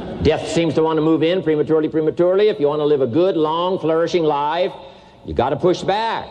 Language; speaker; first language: English; native; English